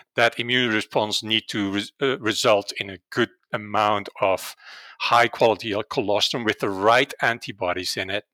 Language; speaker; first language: English; non-native, fluent; Dutch